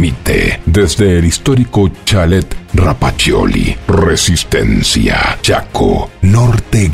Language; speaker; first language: Spanish; native; Spanish